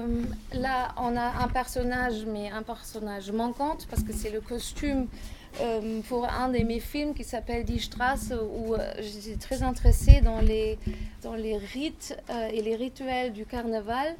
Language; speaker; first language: French; non-native, fluent; German